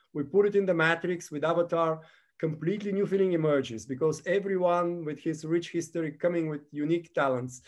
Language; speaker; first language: English; non-native, fluent; Bulgarian